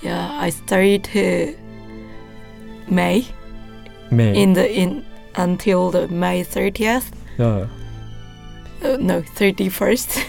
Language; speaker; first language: English; non-native, learner; Japanese